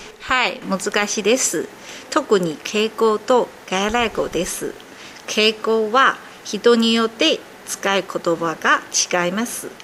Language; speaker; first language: Japanese; non-native, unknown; Chinese